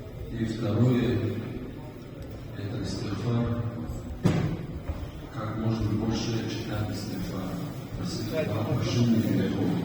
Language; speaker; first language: Russian; non-native, local second language; Tajik